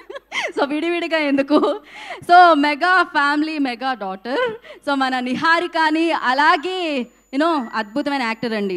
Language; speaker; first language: Telugu; native; Telugu